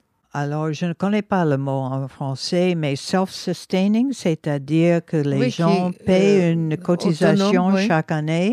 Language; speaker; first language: French; non-native, fluent; English